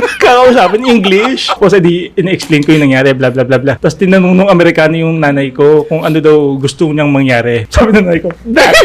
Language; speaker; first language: Filipino; native; Filipino